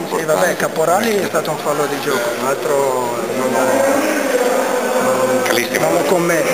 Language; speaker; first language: Italian; native; Italian